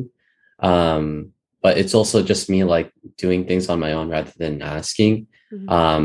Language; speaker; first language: English; native; English